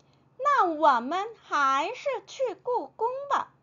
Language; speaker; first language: Chinese; non-native, fluent; Korean